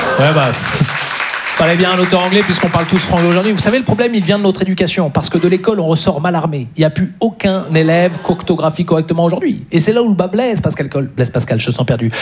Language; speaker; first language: French; native; French